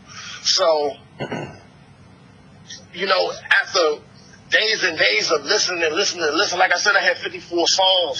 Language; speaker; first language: English; native; English